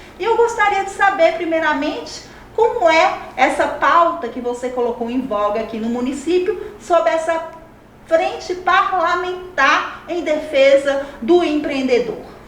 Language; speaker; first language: Portuguese; native; Portuguese